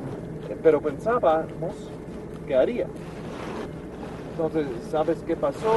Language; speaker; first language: Spanish; non-native, learner; English